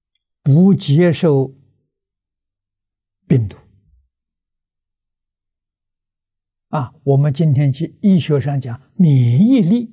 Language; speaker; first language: Chinese; native; Chinese